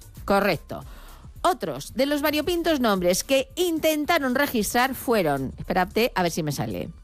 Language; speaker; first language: Spanish; native; Spanish